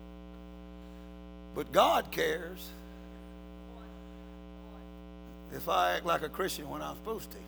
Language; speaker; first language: English; native; English